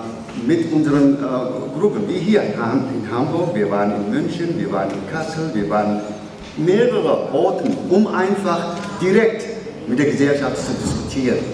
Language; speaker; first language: German; non-native, learner; Somali